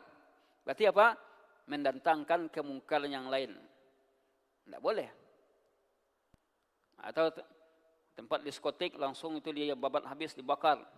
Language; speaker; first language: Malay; non-native, local second language; Minangkabau